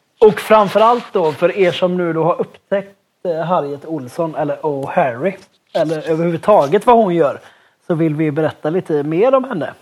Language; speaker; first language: Swedish; native; Swedish